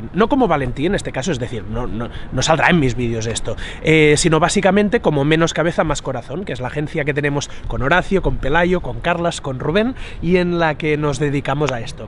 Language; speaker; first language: Spanish; native; Spanish